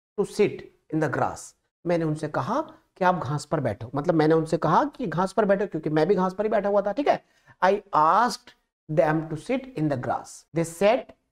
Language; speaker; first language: Hindi; native; Hindi